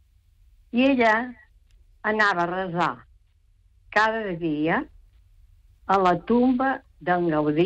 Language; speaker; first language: Catalan; native; Catalan